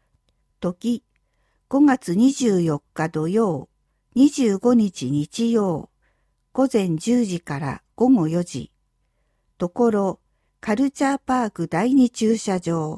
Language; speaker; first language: Japanese; native; Japanese